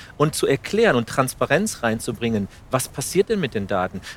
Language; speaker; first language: German; non-native, fluent; Spanish